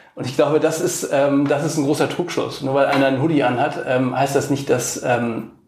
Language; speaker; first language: German; native; German